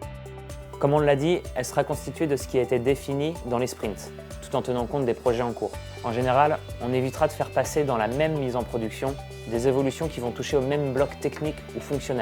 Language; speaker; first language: French; native; French